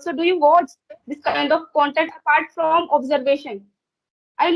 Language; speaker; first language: English; non-native, learner; Hindi